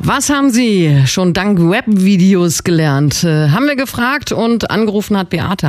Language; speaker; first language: German; native; German